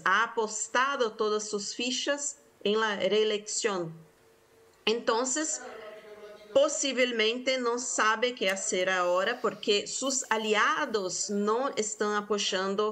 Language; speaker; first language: Spanish; non-native, fluent; Portuguese